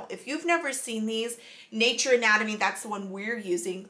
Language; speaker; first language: English; native; English